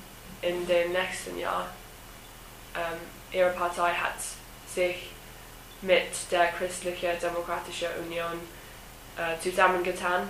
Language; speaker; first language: German; non-native, learner; English